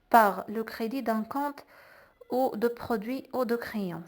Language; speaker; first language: French; non-native, local second language; Arabic